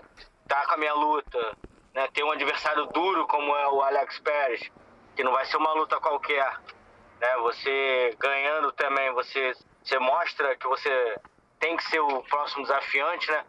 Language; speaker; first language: Portuguese; native; Portuguese